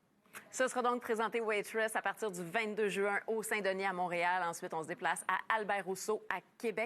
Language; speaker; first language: French; native; French